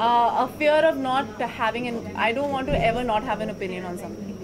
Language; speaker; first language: English; non-native, local second language; Hindi